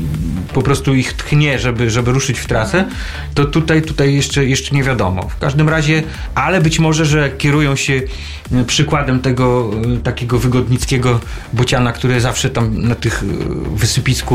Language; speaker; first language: Polish; native; Polish